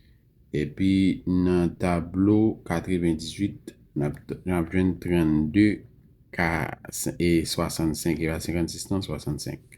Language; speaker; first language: French; non-native, learner; Haitian Creole